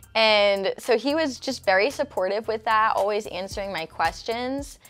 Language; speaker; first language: English; native; English